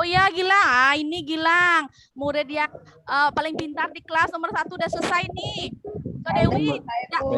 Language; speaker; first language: Indonesian; native; Indonesian